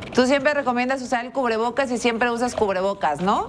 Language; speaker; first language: Spanish; native; Spanish